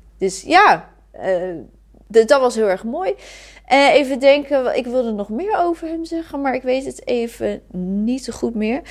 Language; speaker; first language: Dutch; native; Dutch